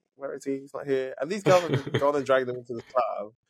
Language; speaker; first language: English; native; English